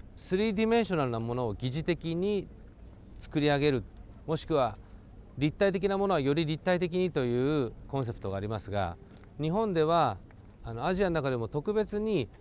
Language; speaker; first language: Japanese; native; Japanese